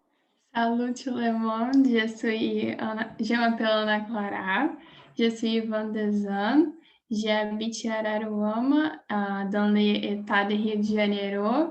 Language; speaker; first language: French; non-native, learner; Portuguese